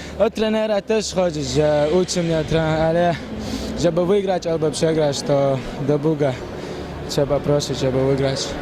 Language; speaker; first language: Polish; non-native, learner; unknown